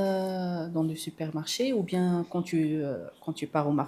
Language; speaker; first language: French; non-native, local second language; Arabic